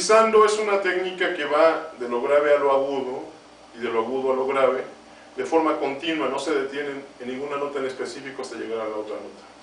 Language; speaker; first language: Spanish; native; Spanish